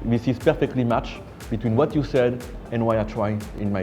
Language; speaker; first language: English; non-native, fluent; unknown